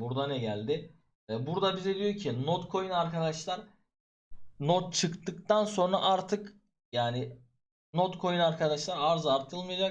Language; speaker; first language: Turkish; native; Turkish